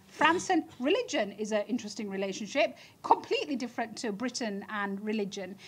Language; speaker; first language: English; native; English